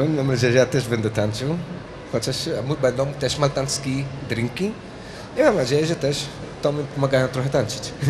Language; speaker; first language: Polish; non-native, fluent; Maltese